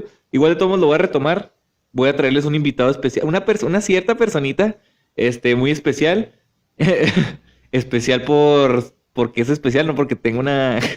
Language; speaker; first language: Spanish; native; Spanish